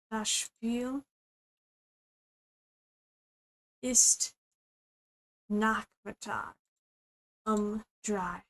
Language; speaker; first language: German; non-native, learner; English